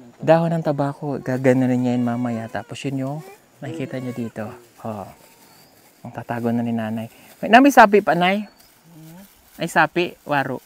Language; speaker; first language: Filipino; native; Filipino